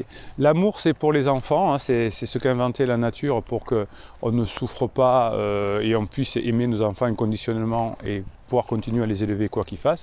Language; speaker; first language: French; native; French